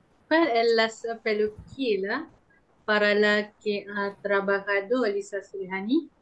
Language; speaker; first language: Spanish; non-native, learner; Malay